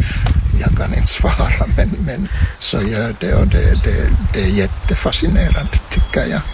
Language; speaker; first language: Swedish; non-native, local second language; Finnish